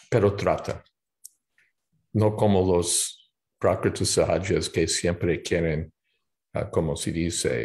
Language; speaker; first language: Spanish; non-native, fluent; English